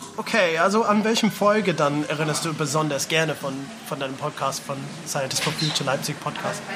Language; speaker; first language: German; non-native, fluent; English